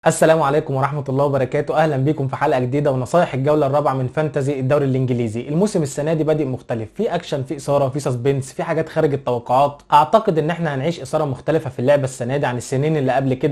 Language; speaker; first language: Arabic; native; Arabic